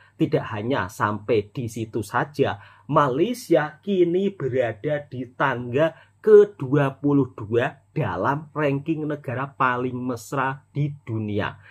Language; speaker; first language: Indonesian; native; Indonesian